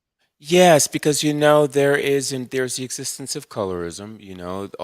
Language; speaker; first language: English; native; English